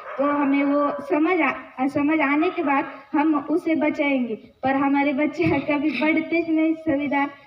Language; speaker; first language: Hindi; non-native, local second language; Marathi